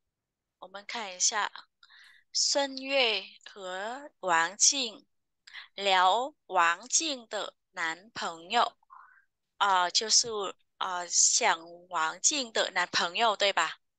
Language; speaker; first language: Chinese; non-native, fluent; Vietnamese